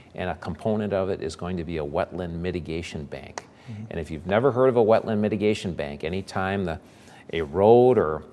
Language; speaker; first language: English; native; English